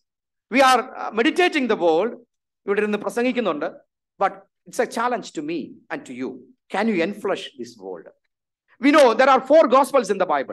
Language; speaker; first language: English; non-native, local second language; Malayalam